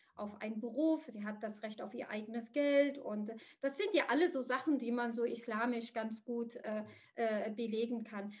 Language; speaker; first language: German; early bilingual, other home language; Arabic